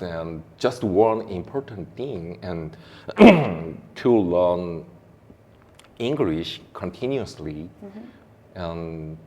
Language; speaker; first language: English; non-native, learner; Korean